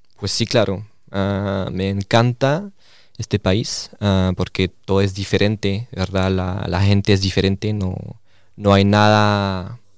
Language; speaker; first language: Spanish; early bilingual, heritage; Spanish